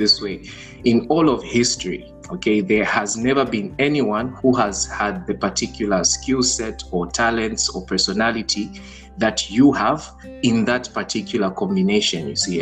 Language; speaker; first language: English; non-native, local second language; Bemba